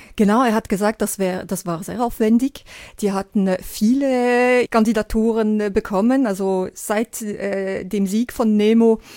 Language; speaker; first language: German; non-native, local second language; French